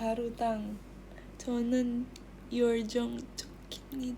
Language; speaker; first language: Korean; non-native, learner; Indonesian